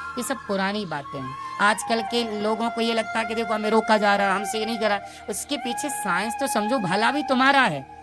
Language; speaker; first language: Hindi; native; Hindi